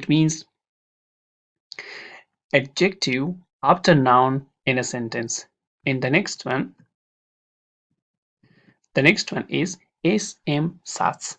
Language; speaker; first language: English; non-native, fluent; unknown